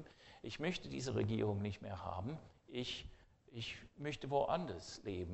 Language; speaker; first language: German; non-native, fluent; English